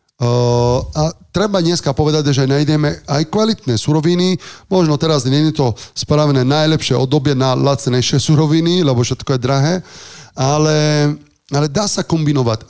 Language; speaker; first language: Slovak; non-native, fluent; Italian